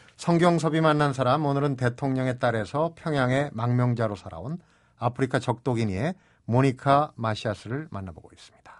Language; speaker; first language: Korean; native; Korean